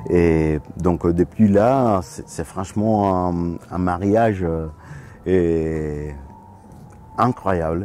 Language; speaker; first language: French; non-native, fluent; Spanish